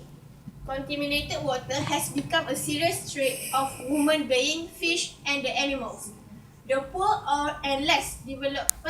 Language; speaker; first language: English; non-native, learner; Malay